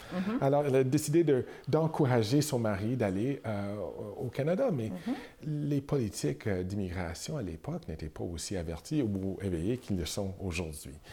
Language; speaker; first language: French; non-native, local second language; English